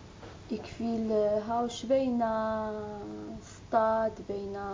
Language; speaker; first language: Dutch; non-native, learner; Arabic